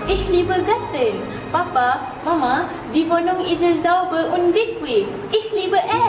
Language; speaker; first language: German; non-native, learner; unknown